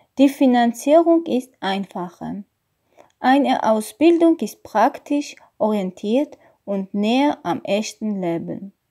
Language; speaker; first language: German; non-native, learner; Armenian